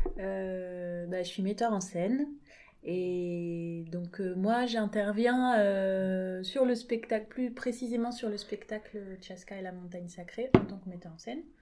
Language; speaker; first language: French; native; French